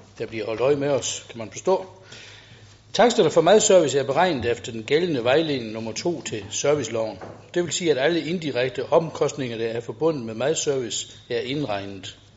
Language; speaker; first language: Danish; native; Danish